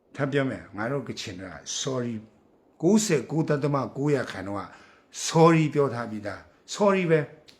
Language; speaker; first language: Burmese; non-native, local second language; Kachin